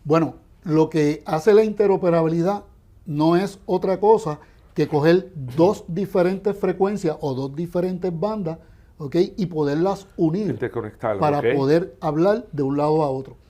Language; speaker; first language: Spanish; native; Spanish